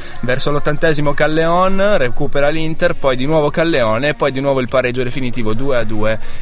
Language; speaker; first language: Italian; native; Italian